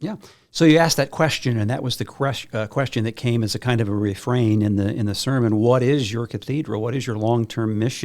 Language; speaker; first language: English; native; English